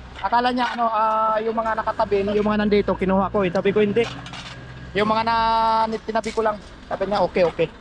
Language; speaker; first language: Filipino; native; Filipino